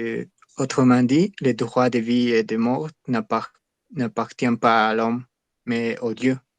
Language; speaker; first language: French; non-native, learner; Spanish